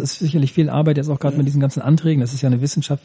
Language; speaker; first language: German; native; German